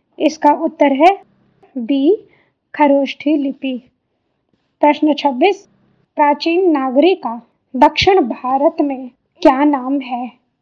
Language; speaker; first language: Hindi; native; Hindi